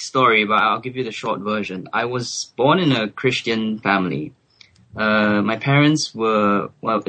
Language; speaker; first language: English; native; English